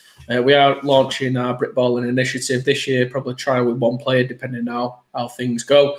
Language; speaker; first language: English; native; English